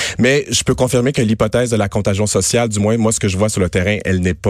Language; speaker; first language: French; native; French